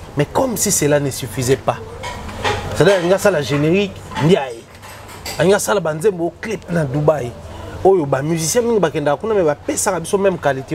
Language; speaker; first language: French; non-native, local second language; Lingala